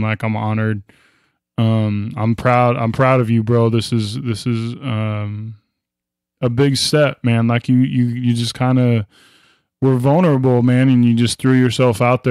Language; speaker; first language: English; native; English